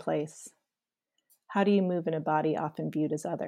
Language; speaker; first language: English; native; English